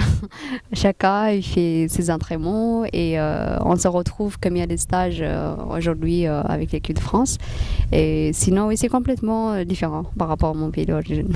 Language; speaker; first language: French; non-native, fluent; Tigrinya